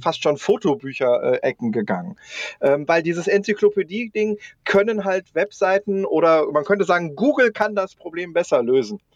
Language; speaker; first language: German; native; German